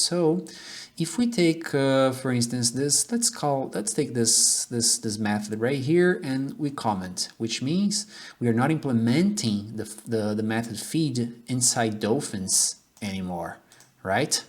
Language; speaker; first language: English; non-native, fluent; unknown